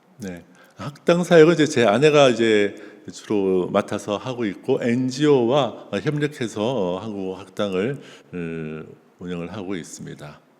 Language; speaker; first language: Korean; native; Korean